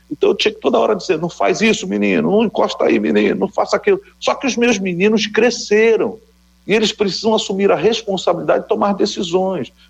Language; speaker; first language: Portuguese; native; Portuguese